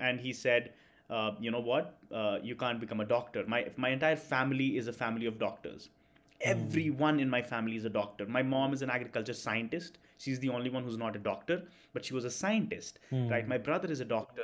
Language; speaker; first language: English; non-native, local second language; Kashmiri